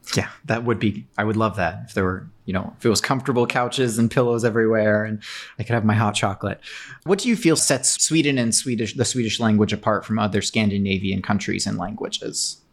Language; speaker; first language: English; native; English